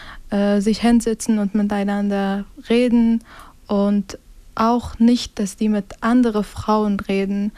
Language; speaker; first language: German; non-native, fluent; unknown